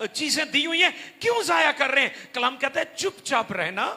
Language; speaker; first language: Hindi; non-native, local second language; Punjabi